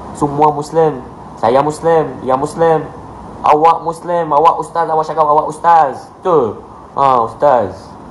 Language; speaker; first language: Malay; non-native, learner; Arabic